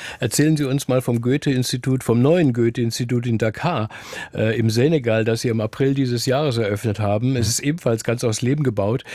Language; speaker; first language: German; native; German